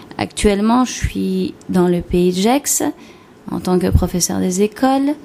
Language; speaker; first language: French; native; French